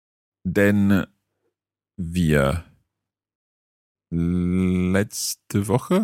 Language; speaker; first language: German; non-native, learner; English